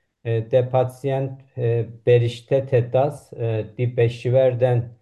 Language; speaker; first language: German; non-native, learner; Turkish